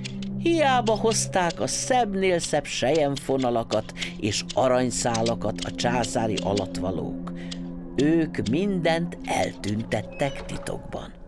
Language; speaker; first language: Hungarian; native; Hungarian